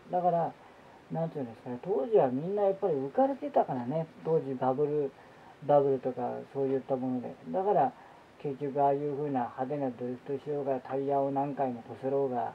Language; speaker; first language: Japanese; native; Japanese